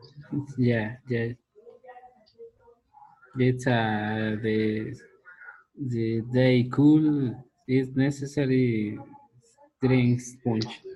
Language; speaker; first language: English; non-native, learner; Spanish